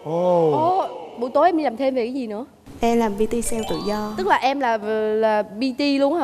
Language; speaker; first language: Vietnamese; native; Vietnamese